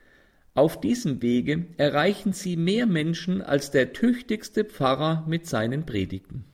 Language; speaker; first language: German; native; German